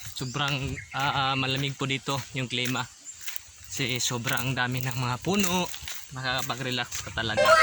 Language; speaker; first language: Filipino; non-native, local second language; Cebuano